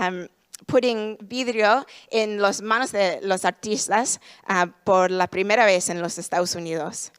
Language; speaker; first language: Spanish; non-native, learner; English